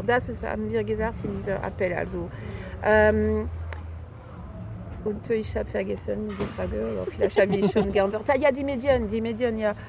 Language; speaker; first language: German; non-native, fluent; French